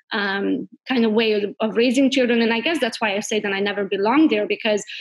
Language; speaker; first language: English; non-native, fluent; Hungarian